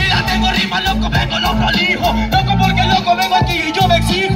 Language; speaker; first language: Spanish; native; Spanish